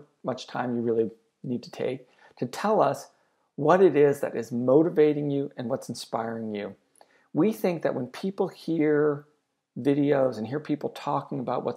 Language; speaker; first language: English; native; English